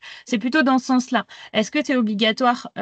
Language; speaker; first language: French; native; French